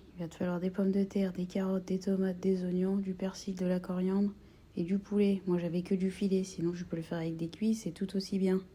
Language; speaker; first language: French; native; French